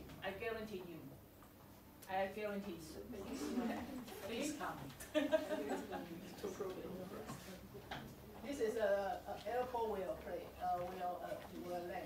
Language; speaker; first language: English; non-native, fluent; Chinese